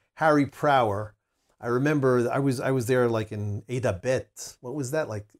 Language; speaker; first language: English; native; English